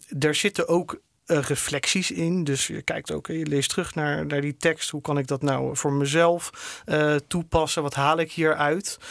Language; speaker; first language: Dutch; native; Dutch